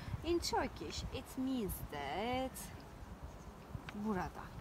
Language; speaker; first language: English; non-native, fluent; Turkish